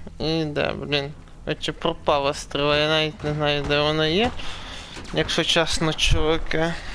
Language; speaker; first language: Ukrainian; native; Ukrainian